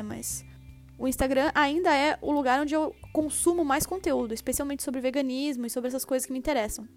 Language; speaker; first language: Portuguese; native; Portuguese